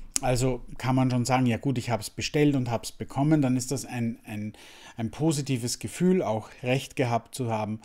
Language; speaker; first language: German; native; German